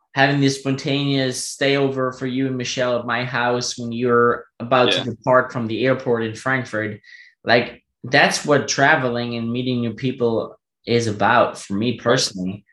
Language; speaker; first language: English; non-native, fluent; German